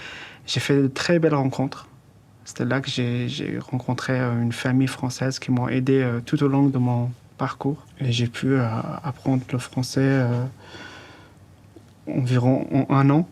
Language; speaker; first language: French; non-native, fluent; Persian